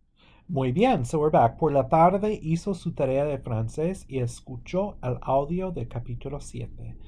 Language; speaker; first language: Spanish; non-native, fluent; English